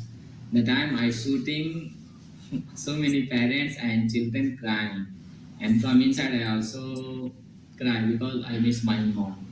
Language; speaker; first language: English; non-native, learner; Hindi